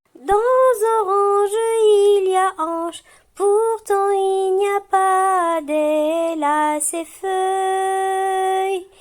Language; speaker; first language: French; non-native, local second language; Arabic